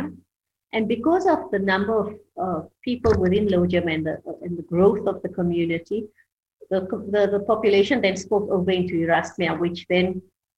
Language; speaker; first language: English; native; English